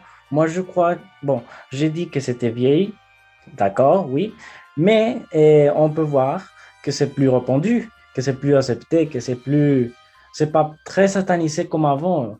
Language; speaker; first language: French; non-native, fluent; Spanish